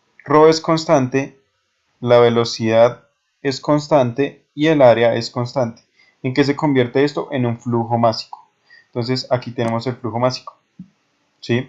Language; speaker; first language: Spanish; native; Spanish